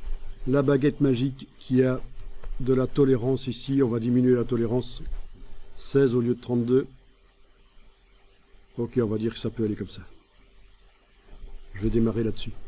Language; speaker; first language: French; native; French